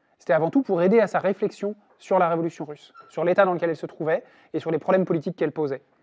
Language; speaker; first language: French; native; French